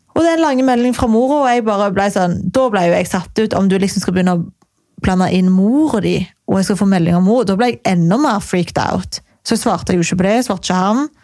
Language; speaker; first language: Norwegian; native; Norwegian